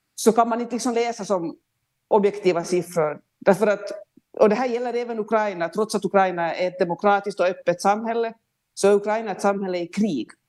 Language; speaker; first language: Swedish; native; Swedish